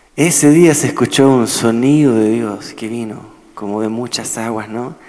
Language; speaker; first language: Spanish; native; Spanish